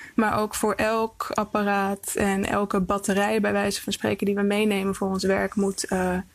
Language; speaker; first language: Dutch; early bilingual, other home language; Icelandic